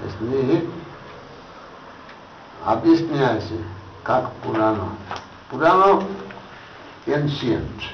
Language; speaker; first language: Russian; non-native, learner; Bangla